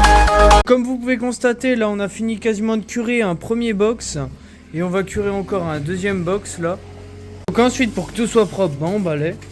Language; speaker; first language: French; native; French